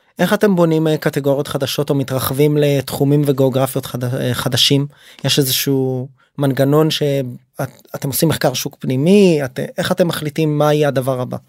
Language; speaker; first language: Hebrew; native; Hebrew